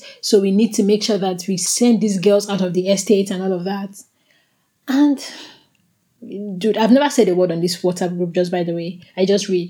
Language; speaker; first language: English; non-native, local second language; Igbo